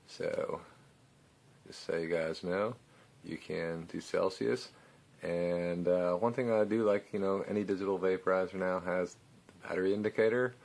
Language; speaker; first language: English; native; English